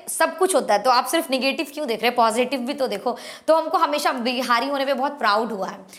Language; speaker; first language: Hindi; native; Hindi